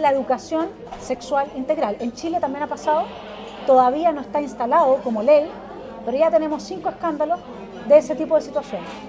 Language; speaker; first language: Spanish; native; Spanish